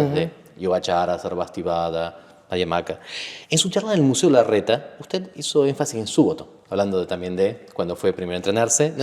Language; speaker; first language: Spanish; native; Spanish